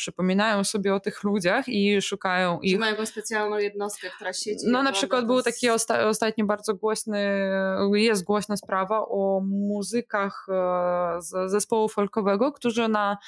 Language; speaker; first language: Polish; non-native, fluent; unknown